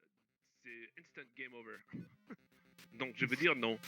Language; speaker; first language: French; non-native, learner; English